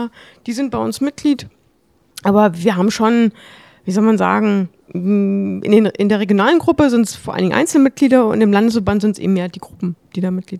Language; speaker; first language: German; native; German